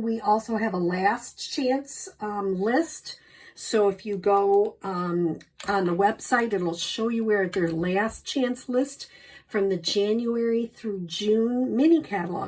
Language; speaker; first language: English; native; English